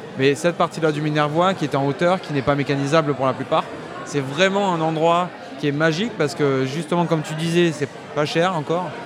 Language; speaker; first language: French; native; French